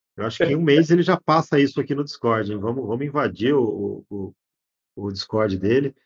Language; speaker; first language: Portuguese; native; Portuguese